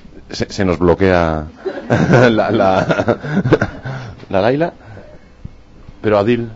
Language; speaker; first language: Spanish; native; Spanish